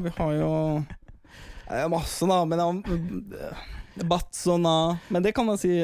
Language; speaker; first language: Norwegian; early bilingual, other home language; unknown